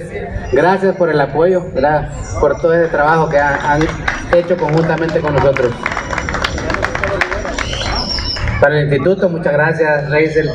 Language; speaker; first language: Spanish; native; Spanish